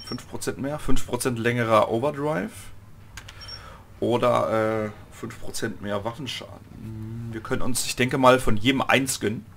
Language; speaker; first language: German; native; German